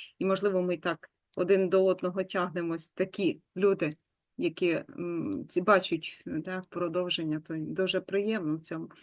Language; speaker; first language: Ukrainian; native; Ukrainian